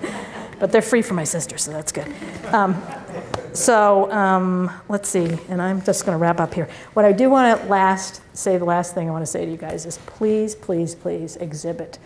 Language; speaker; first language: English; native; English